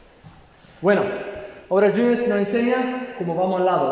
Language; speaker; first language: Spanish; non-native, fluent; Italian